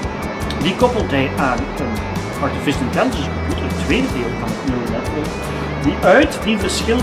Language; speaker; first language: Dutch; native; Dutch